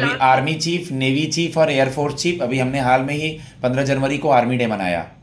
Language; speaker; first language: Hindi; native; Hindi